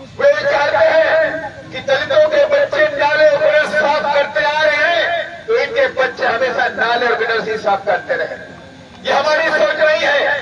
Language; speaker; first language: Hindi; native; Hindi